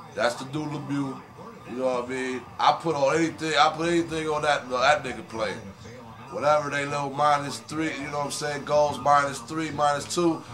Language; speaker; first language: English; native; English